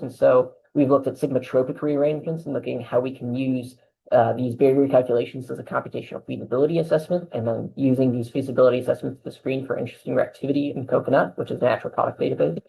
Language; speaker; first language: English; native; English